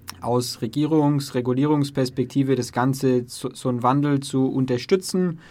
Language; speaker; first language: German; native; German